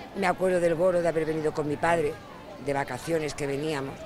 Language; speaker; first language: Spanish; native; Spanish